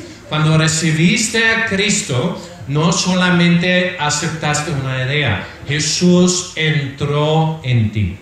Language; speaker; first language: Spanish; non-native, fluent; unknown